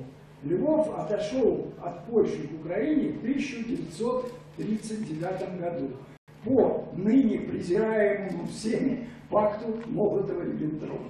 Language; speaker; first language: Russian; native; Russian